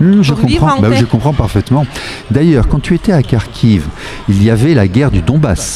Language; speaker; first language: French; native; French